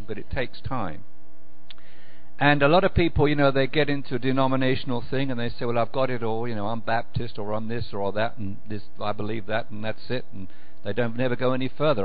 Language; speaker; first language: English; native; English